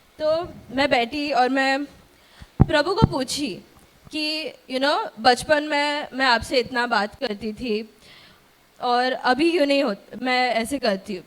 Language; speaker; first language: Hindi; non-native, local second language; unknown